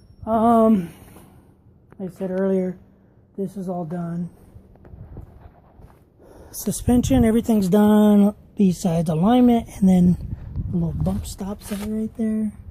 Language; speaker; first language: English; native; English